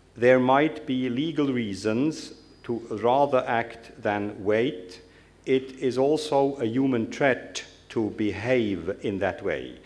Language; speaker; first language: English; non-native, fluent; German